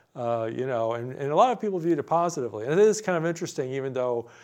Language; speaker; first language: English; native; English